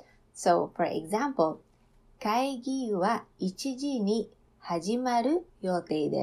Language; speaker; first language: Japanese; non-native, fluent; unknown